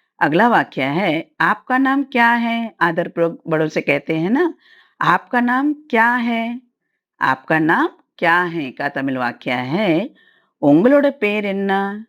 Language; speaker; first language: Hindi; non-native, local second language; Tamil